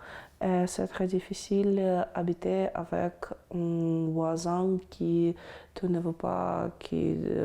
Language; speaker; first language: French; non-native, learner; Ukrainian